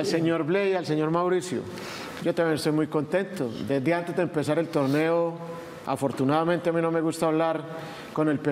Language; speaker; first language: Spanish; native; Spanish